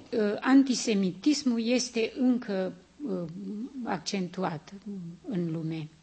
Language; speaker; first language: Romanian; native; Romanian